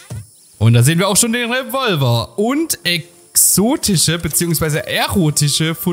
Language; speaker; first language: German; native; German